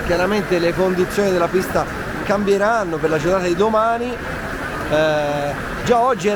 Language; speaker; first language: Italian; native; Italian